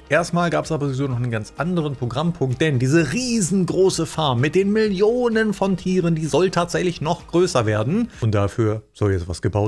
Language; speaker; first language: German; native; German